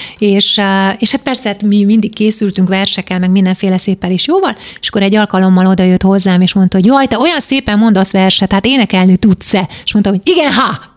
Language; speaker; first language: Hungarian; native; Hungarian